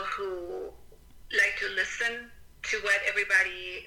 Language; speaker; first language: English; non-native, fluent; Spanish